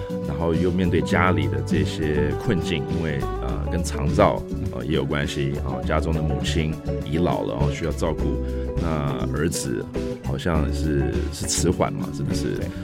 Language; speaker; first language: Chinese; early bilingual, heritage; Chinese